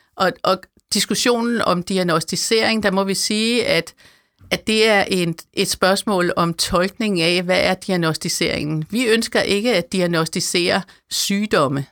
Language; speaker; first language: Danish; native; Danish